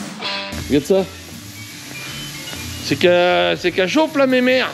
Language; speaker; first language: French; native; French